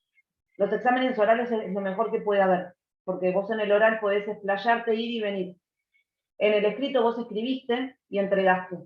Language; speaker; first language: Spanish; native; Spanish